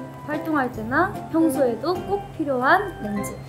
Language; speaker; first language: Korean; non-native, fluent; Japanese